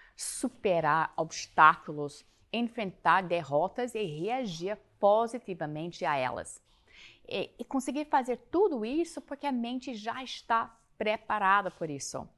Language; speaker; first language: Portuguese; non-native, fluent; English